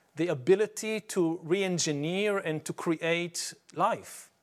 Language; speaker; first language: English; non-native, fluent; Hebrew